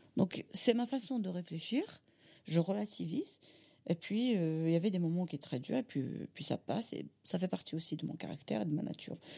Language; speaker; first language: French; non-native, local second language; Kabyle